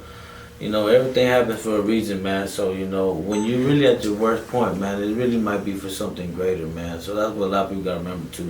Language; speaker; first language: English; native; English